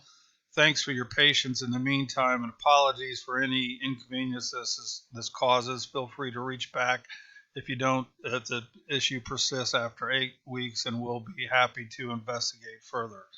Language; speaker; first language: English; native; English